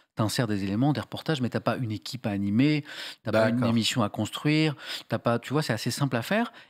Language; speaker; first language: French; native; French